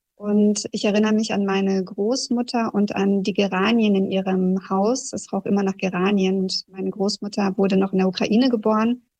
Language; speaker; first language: German; early bilingual, other home language; Russian